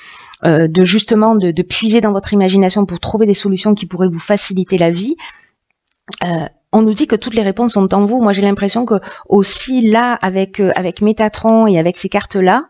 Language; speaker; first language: French; native; French